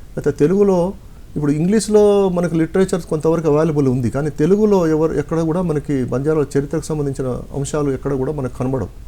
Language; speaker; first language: Telugu; non-native, local second language; Lambadi